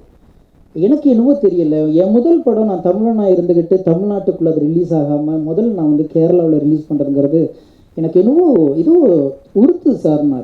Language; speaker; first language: Tamil; native; Tamil